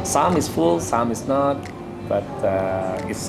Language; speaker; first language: English; non-native, learner; Indonesian